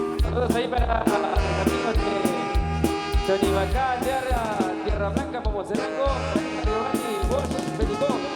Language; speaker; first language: Spanish; native; Spanish